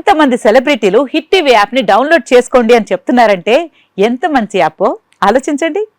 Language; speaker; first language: Telugu; native; Telugu